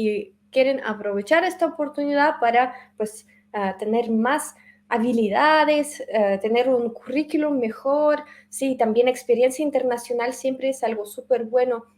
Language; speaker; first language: Spanish; non-native, fluent; Russian